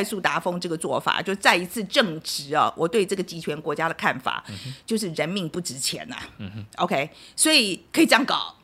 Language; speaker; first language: Chinese; native; Chinese